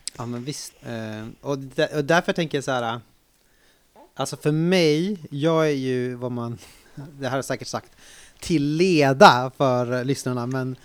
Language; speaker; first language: Swedish; native; Swedish